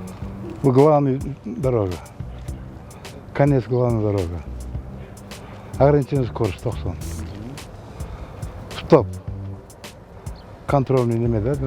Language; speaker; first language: Russian; non-native, local second language; Kyrgyz